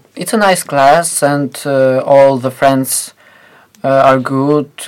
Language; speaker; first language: English; non-native, fluent; Albanian